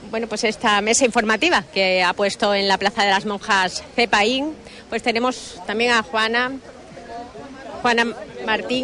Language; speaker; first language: Spanish; native; Spanish